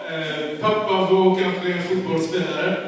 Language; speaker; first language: Swedish; non-native, fluent; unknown